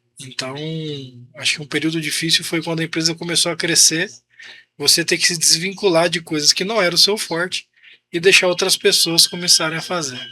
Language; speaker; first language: Portuguese; native; Portuguese